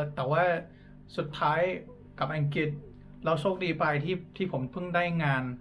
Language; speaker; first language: Thai; non-native, fluent; English